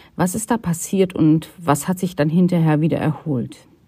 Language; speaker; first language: German; native; German